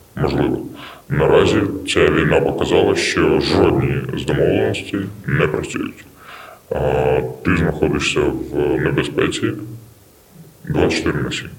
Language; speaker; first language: Ukrainian; non-native, local second language; Russian